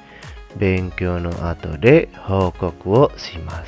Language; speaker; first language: Japanese; non-native, fluent; Indonesian